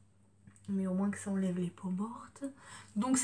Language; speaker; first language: French; native; French